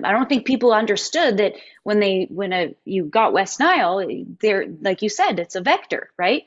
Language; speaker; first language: English; native; English